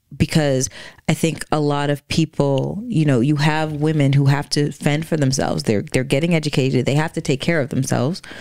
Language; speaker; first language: English; native; English